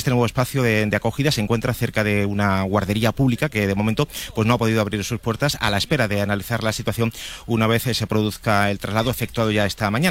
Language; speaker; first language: Spanish; native; Spanish